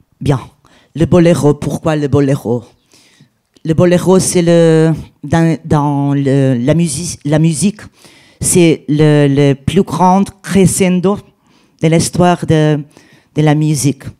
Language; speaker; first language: French; non-native, learner; Portuguese